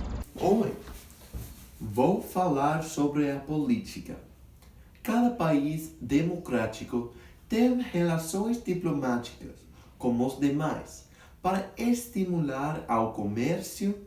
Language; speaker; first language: Portuguese; non-native, learner; English